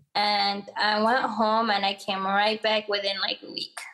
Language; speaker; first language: English; early bilingual, other home language; Arabic